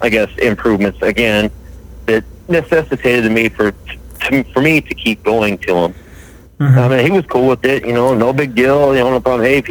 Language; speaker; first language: English; native; English